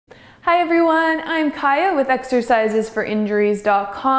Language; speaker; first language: English; native; English